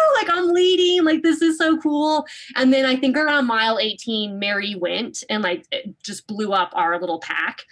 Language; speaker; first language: English; native; English